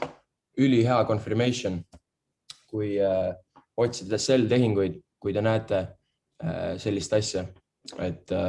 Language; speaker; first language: Estonian; native; Estonian